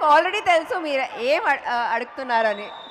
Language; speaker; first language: Telugu; non-native, fluent; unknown